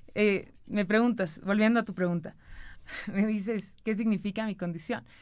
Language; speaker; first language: Spanish; native; Spanish